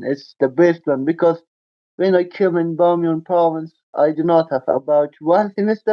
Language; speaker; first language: English; non-native, learner; Persian